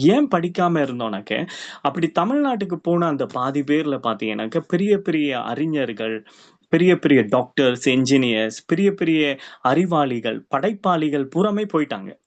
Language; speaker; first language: Tamil; early bilingual, heritage; Tamil